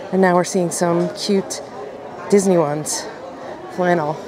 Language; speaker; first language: English; native; English